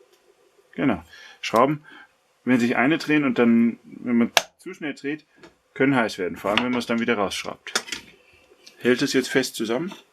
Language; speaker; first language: German; native; German